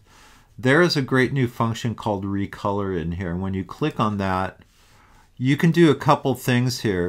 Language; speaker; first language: English; native; English